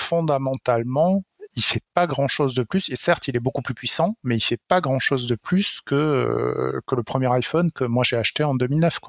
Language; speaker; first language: French; native; French